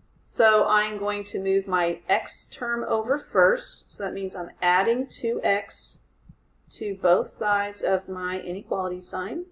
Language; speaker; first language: English; native; English